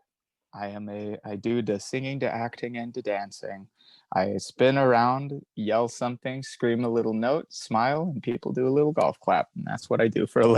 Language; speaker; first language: English; native; English